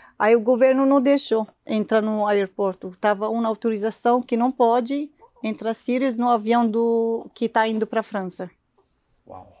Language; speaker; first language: Portuguese; non-native, learner; Arabic